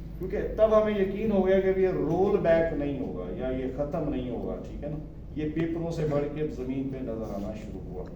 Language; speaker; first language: Urdu; non-native, local second language; Saraiki